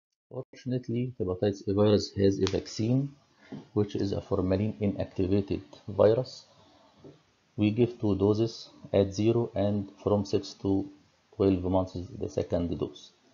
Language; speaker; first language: English; non-native, fluent; Arabic